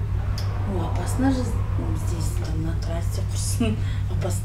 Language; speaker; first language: Russian; native; Russian